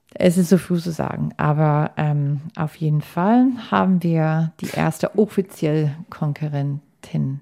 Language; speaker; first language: German; non-native, fluent; English